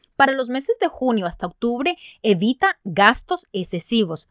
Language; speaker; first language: Spanish; early bilingual, other home language; English